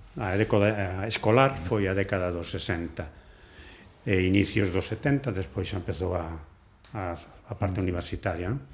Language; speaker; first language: Galician; non-native, local second language; Spanish